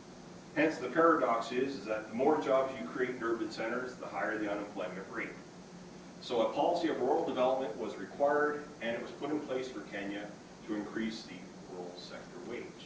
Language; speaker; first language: English; native; English